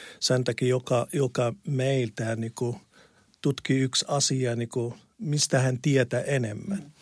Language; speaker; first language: Finnish; non-native, learner; Arabic